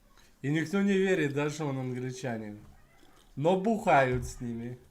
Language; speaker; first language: Russian; native; Russian